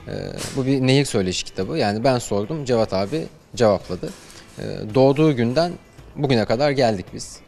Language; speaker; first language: Turkish; native; Turkish